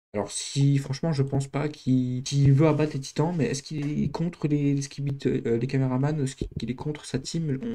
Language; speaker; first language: French; native; French